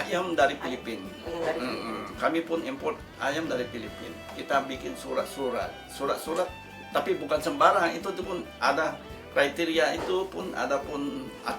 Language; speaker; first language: Indonesian; non-native, fluent; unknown